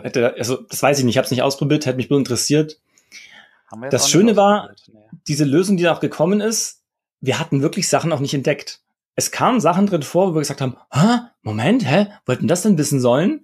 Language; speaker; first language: German; native; German